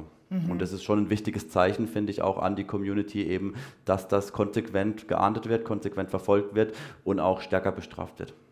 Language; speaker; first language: German; native; German